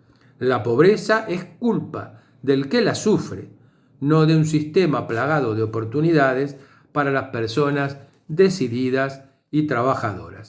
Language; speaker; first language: Spanish; native; Spanish